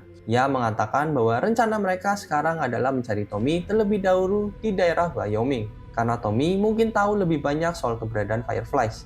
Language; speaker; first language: Indonesian; native; Indonesian